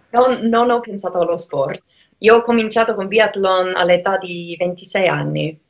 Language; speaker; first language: Italian; non-native, fluent; English